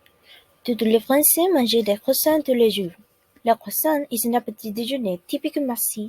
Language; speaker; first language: French; non-native, learner; Spanish